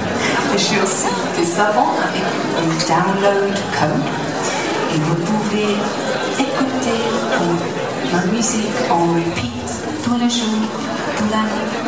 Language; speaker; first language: French; non-native, learner; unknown